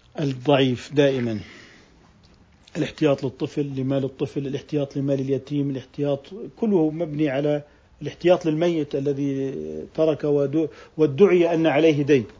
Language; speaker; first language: Arabic; native; Arabic